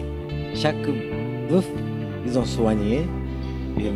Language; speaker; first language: French; non-native, learner; Japanese